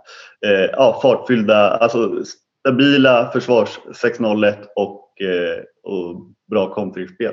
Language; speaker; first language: Swedish; native; Swedish